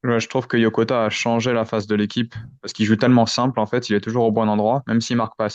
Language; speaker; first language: French; native; French